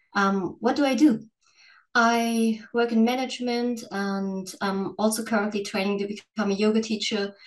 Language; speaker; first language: English; non-native, fluent; German